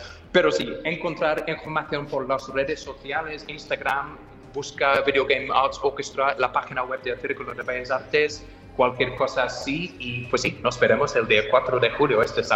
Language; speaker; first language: Spanish; non-native, fluent; English